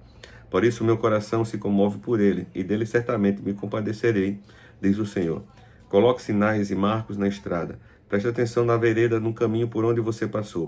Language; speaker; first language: Portuguese; native; Portuguese